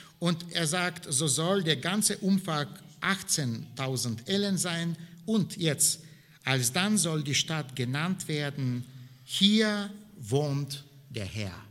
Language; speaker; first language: German; non-native, fluent; Bulgarian